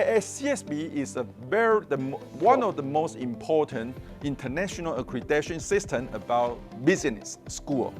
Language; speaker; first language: English; non-native, fluent; Chinese